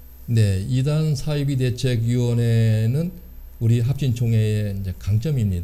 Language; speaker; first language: Korean; native; Korean